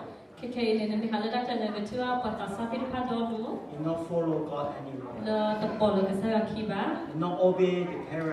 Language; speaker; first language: English; non-native, learner; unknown